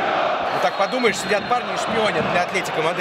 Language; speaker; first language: Russian; native; Russian